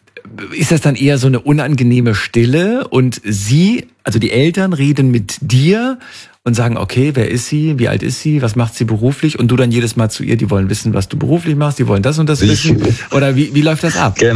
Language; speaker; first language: German; native; German